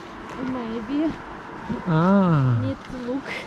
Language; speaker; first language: English; non-native, learner; Russian